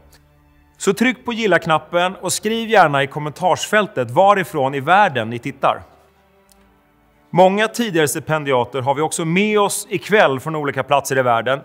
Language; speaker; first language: Swedish; native; Swedish